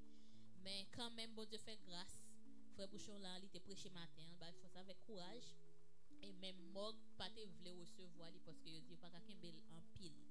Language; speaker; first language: French; non-native, local second language; Haitian Creole